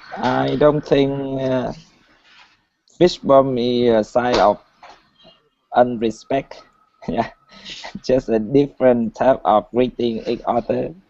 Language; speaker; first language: English; non-native, learner; Vietnamese